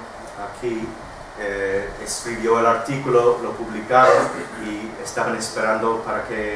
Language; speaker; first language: Spanish; non-native, fluent; English